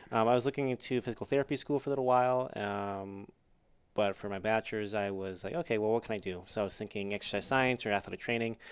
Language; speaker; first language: English; native; English